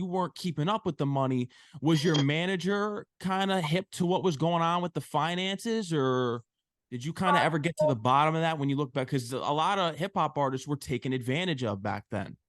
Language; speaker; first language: English; native; English